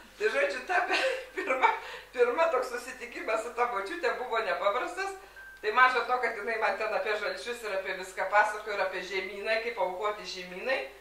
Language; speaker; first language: Lithuanian; native; Lithuanian